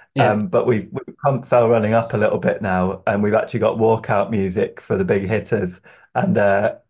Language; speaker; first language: English; native; English